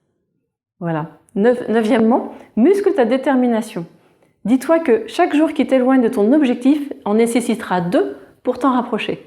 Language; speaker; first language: French; native; French